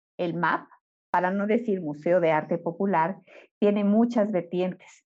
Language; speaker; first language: Spanish; native; Spanish